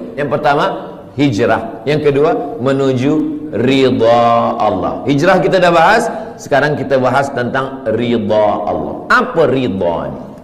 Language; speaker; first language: Malay; native; Malay